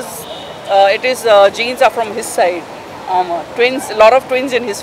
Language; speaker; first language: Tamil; non-native, fluent; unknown